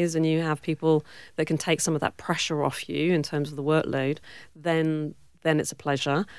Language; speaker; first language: English; native; English